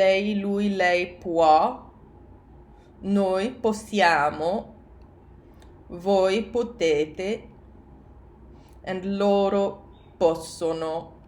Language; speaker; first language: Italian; non-native, fluent; English